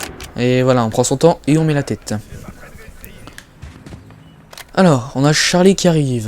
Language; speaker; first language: French; native; French